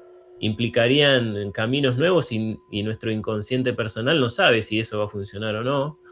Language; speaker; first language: Spanish; native; Spanish